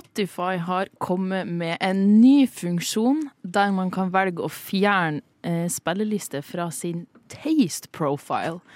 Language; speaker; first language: Norwegian; native; Norwegian